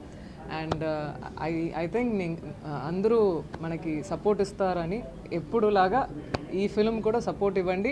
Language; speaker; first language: Telugu; non-native, fluent; Tamil